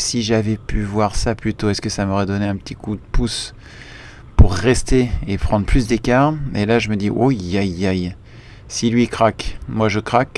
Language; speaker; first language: French; native; French